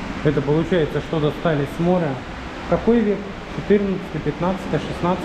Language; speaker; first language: Russian; native; Russian